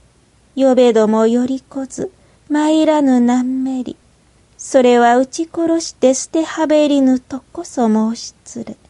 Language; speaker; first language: Japanese; native; Japanese